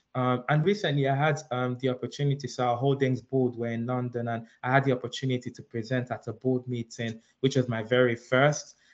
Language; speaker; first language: English; early bilingual, other home language; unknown